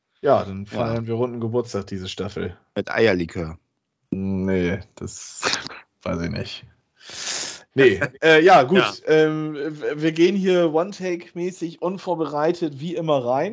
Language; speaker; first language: German; native; German